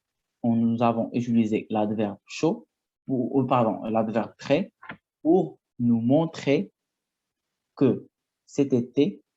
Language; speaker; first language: French; non-native, fluent; Arabic